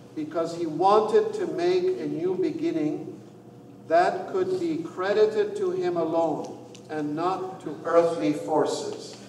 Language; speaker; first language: English; non-native, fluent; Arabic